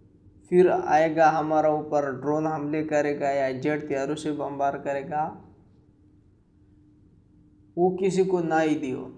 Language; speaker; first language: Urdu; non-native, local second language; Pashto